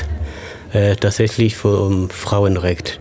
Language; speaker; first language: German; non-native, fluent; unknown